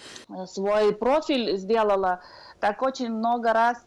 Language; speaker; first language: Russian; non-native, fluent; Lithuanian